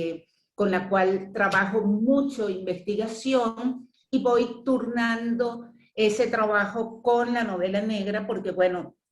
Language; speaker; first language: Spanish; native; Spanish